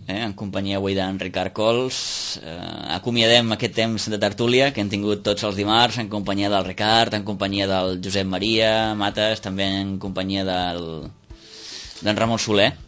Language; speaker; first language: Catalan; native; Catalan